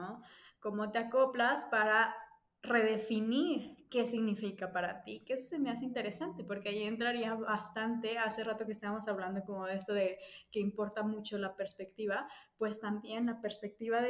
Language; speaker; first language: Spanish; native; Spanish